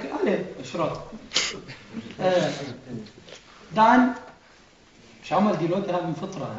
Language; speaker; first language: German; non-native, fluent; Arabic